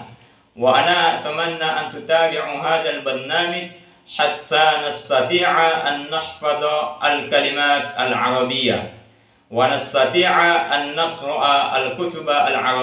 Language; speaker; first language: Arabic; non-native, fluent; Indonesian